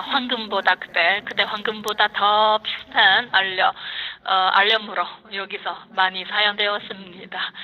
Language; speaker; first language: Korean; non-native, fluent; Chinese